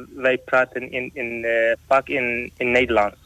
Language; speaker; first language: Dutch; non-native, learner; Arabic